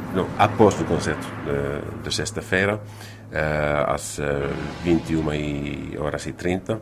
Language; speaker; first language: Portuguese; non-native, fluent; Finnish